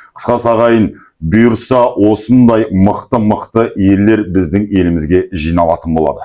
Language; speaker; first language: Kazakh; native; Kazakh